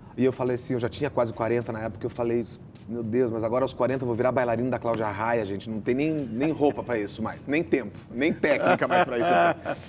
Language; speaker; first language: Portuguese; native; Portuguese